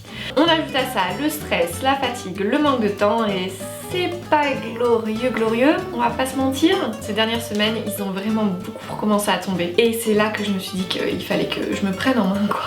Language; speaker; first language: French; native; French